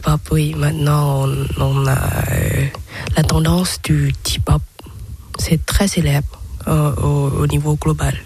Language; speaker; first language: French; non-native, learner; Thai